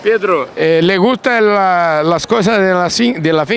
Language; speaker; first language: Spanish; non-native, learner; Portuguese